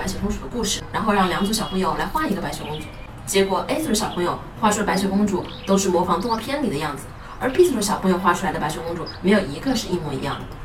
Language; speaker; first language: Chinese; native; Chinese